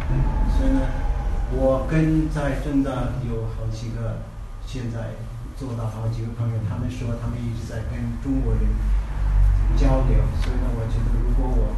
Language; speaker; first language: Chinese; non-native, learner; Tibetan